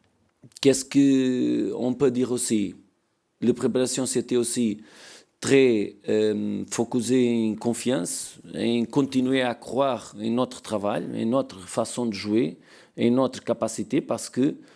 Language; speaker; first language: French; non-native, learner; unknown